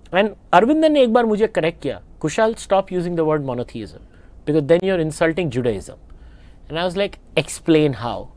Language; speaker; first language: Hindi; native; Hindi